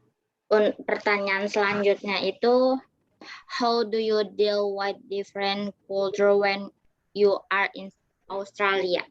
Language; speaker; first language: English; non-native, learner; Indonesian